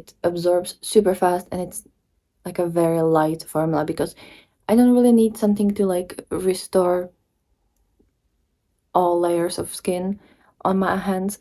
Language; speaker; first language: English; non-native, fluent; Czech